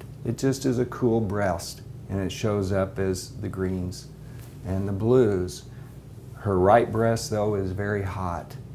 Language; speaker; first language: English; native; English